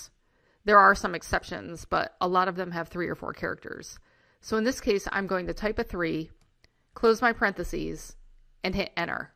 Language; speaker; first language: English; native; English